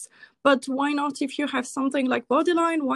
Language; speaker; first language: English; non-native, fluent; French